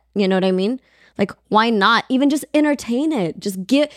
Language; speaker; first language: English; non-native, fluent; Amharic